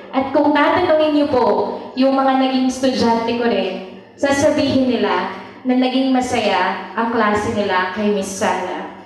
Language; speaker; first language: Filipino; native; Filipino